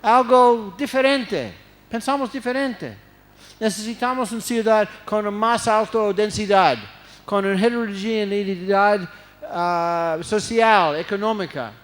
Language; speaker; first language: Spanish; non-native, fluent; English